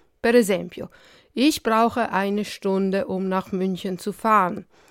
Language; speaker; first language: German; non-native, fluent; Italian